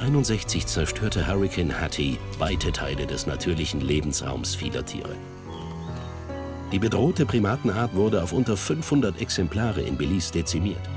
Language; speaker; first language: German; native; German